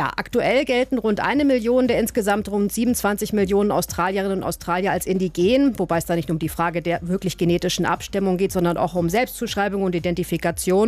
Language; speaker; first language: German; native; German